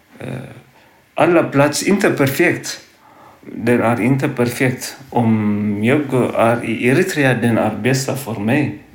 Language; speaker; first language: Swedish; non-native, learner; Tigrinya